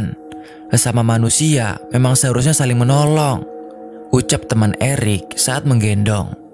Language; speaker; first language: Indonesian; native; Indonesian